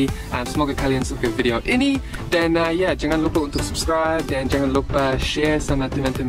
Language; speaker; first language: Indonesian; non-native, learner; English